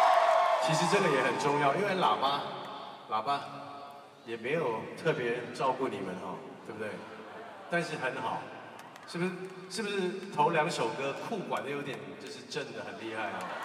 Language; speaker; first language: Chinese; non-native, local second language; Cantonese